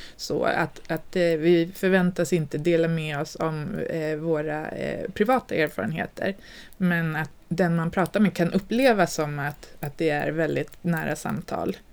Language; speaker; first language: Swedish; native; Swedish